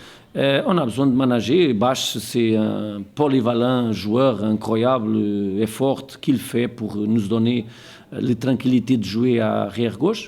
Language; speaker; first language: French; non-native, fluent; Portuguese